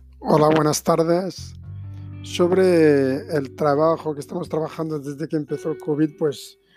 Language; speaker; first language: Spanish; non-native, fluent; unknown